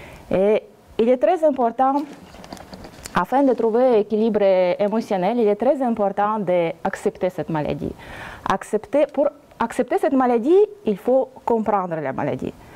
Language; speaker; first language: French; non-native, fluent; Russian